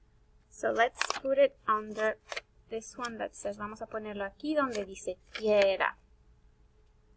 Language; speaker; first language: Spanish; non-native, fluent; English